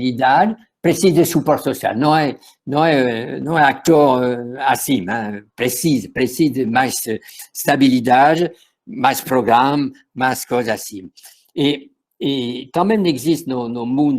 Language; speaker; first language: Portuguese; non-native, fluent; French